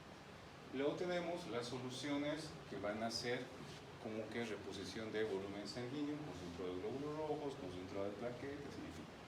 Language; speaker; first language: Spanish; native; Spanish